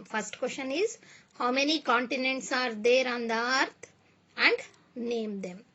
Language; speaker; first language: English; non-native, local second language; Kannada